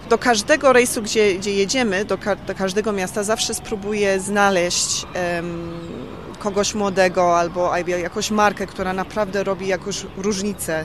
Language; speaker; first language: Polish; early bilingual, heritage; Polish